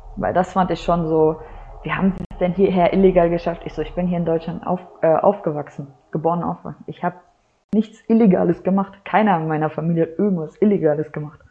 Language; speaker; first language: German; native; German